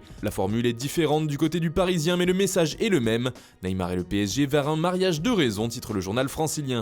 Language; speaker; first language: French; native; French